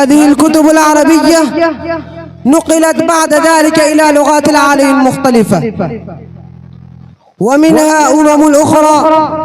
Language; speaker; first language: Arabic; non-native, fluent; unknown